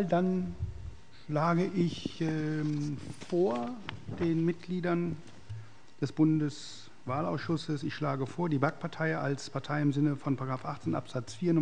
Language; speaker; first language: German; native; German